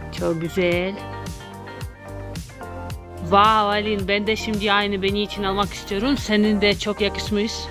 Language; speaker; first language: Turkish; non-native, learner; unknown